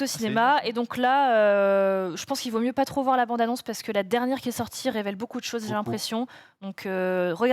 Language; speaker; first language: French; native; French